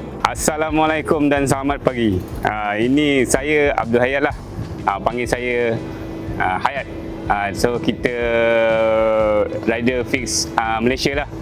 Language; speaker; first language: Malay; native; Malay